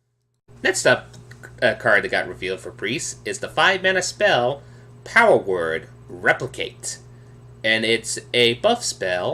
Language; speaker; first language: English; native; English